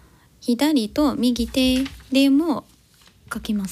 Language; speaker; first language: Japanese; non-native, learner; English